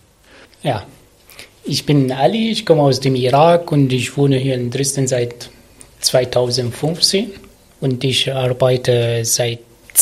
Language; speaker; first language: German; non-native, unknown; Arabic